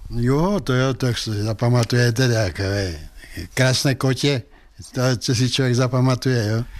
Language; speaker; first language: Czech; native; Czech